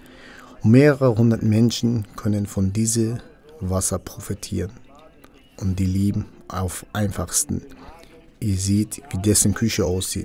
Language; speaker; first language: German; non-native, local second language; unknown